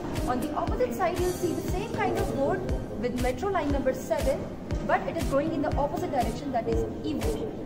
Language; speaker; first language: English; non-native, local second language; Hindi